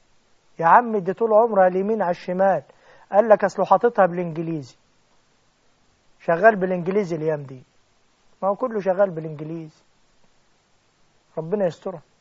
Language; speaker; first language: Arabic; native; Arabic